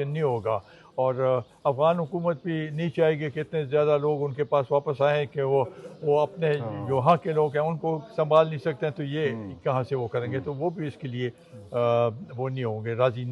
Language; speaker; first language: Urdu; non-native, local second language; Pashto